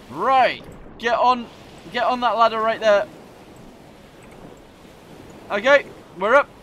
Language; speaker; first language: English; native; English